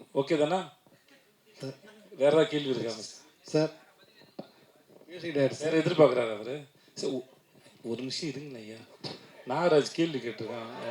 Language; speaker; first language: Tamil; native; Tamil